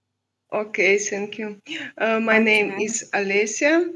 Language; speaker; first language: English; non-native, learner; Russian